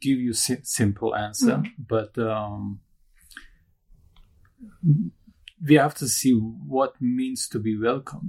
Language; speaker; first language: English; non-native, fluent; Turkish